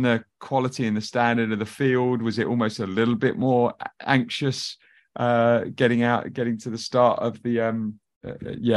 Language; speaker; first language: English; native; English